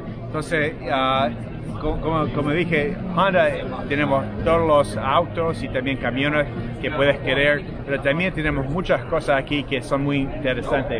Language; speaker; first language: Spanish; non-native, fluent; English